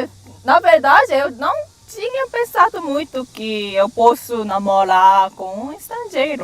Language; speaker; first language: Portuguese; non-native, fluent; Korean